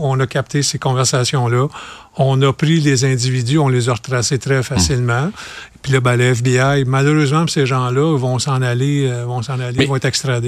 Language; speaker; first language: French; native; French